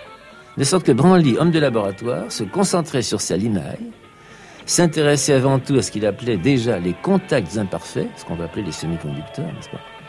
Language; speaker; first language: French; native; French